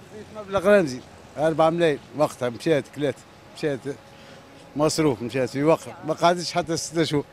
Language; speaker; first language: Arabic; native; Arabic